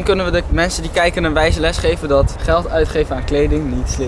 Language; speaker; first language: Dutch; native; Dutch